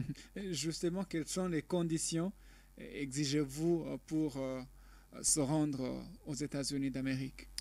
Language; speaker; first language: French; non-native, local second language; Rundi